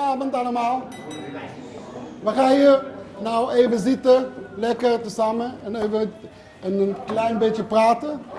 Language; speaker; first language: Dutch; non-native, learner; Hebrew